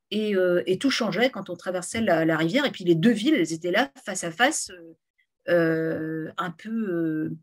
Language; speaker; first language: French; native; French